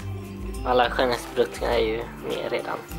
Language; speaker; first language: Swedish; non-native, fluent; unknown